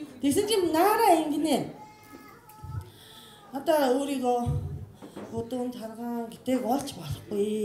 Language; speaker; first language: Mongolian; non-native, fluent; Japanese